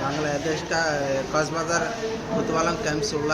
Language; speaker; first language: Hindi; non-native, learner; Rohingya